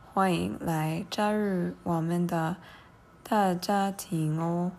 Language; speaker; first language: Chinese; non-native, fluent; English